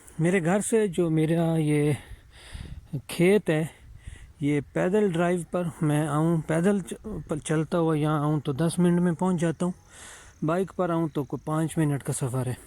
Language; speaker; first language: Urdu; non-native, local second language; Saraiki